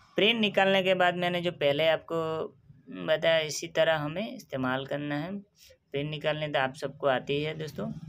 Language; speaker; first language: Hindi; non-native, local second language; Gujarati